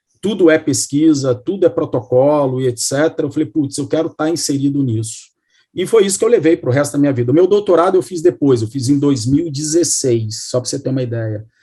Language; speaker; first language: Portuguese; native; Portuguese